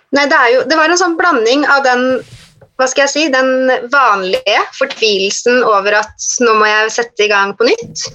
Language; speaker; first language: Norwegian; native; Norwegian